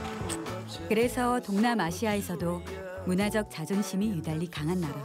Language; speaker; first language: Korean; native; Korean